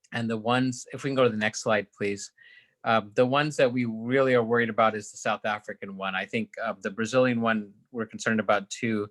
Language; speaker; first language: English; native; English